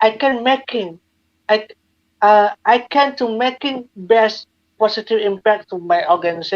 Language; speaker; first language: English; non-native, learner; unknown